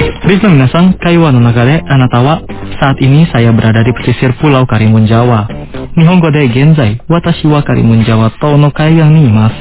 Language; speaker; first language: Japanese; non-native, fluent; Indonesian